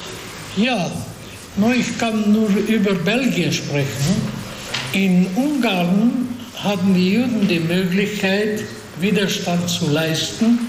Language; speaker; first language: German; non-native, fluent; Hungarian